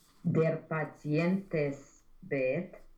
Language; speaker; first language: German; non-native, learner; Romanian